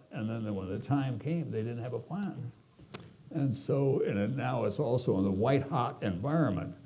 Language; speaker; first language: English; native; English